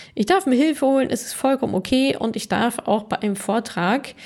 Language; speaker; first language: German; native; German